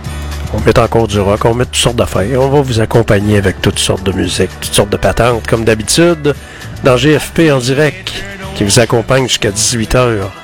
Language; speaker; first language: French; native; French